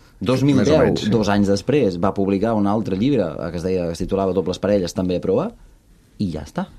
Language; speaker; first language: Catalan; early bilingual, other home language; Russian